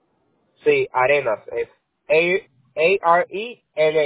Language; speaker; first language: Spanish; native; Spanish